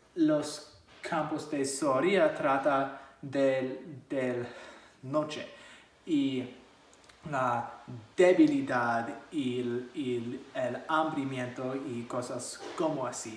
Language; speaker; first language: Spanish; non-native, learner; English